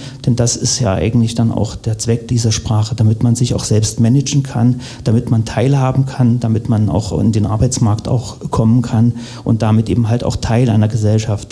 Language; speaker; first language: German; native; German